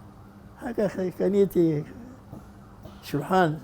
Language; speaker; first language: Hebrew; non-native, fluent; Arabic